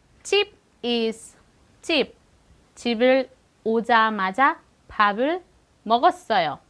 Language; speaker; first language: Korean; non-native, fluent; Filipino